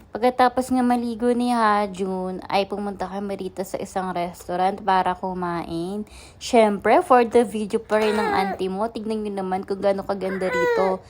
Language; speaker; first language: Filipino; native; Filipino